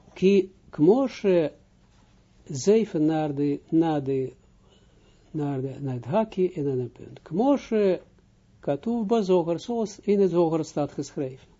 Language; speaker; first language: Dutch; non-native, fluent; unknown